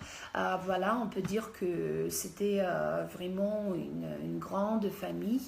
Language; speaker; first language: French; non-native, fluent; Russian